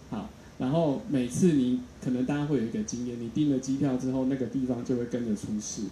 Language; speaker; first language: Chinese; native; Chinese